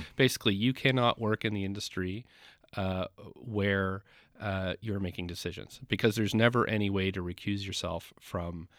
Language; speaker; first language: English; native; English